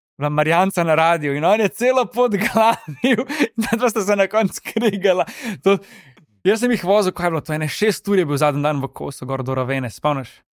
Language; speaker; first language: Slovenian; native; Slovenian